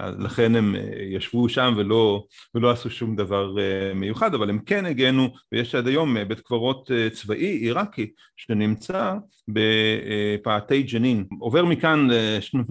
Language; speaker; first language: Hebrew; native; Hebrew